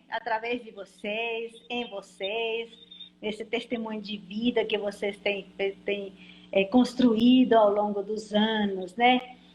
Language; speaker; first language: Portuguese; native; Portuguese